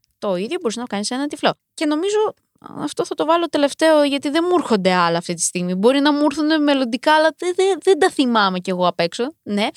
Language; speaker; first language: Greek; early bilingual, other home language; Romanian